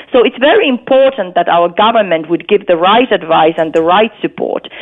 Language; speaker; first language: English; non-native, fluent; Finnish